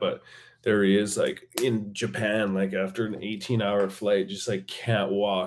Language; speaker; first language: English; native; English